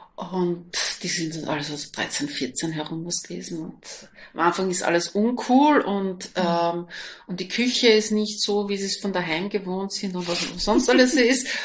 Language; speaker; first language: German; non-native, local second language; Slovenian